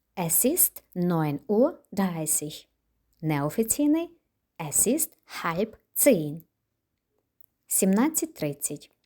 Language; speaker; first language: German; non-native, fluent; Ukrainian